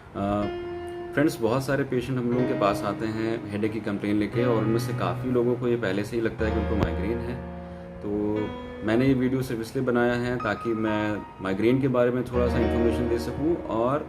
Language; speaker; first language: Hindi; native; Hindi